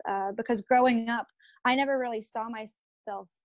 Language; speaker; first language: English; early bilingual, other home language; Spanish